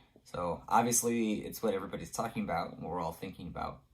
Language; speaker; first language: English; native; English